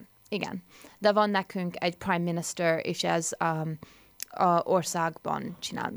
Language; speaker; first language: Hungarian; non-native, learner; English